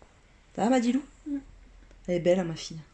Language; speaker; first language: French; native; French